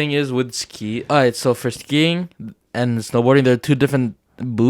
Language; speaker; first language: English; native; English